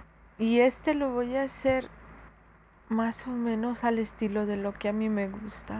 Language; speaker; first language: Spanish; early bilingual, heritage; Spanish